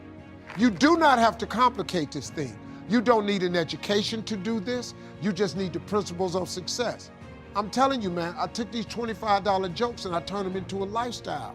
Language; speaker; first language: English; native; English